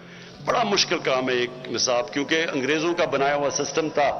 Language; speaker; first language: Urdu; native; Urdu